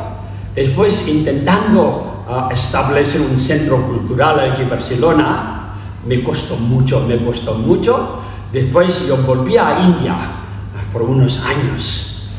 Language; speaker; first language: Spanish; non-native, learner; Tibetan